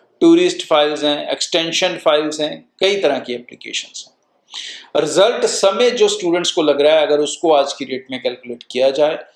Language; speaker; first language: Hindi; non-native, local second language; Punjabi